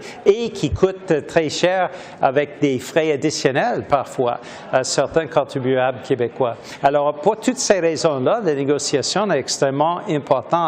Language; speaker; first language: French; native; French